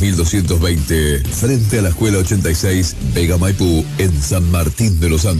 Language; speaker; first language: Spanish; native; Spanish